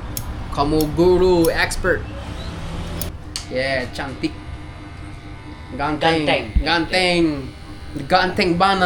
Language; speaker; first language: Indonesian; non-native, learner; English